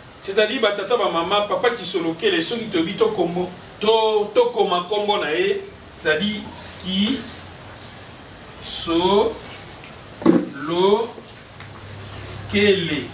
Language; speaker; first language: Lingala; non-native, local second language; Kongo